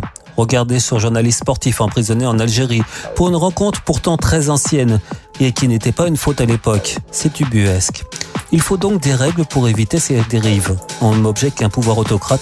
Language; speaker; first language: French; native; French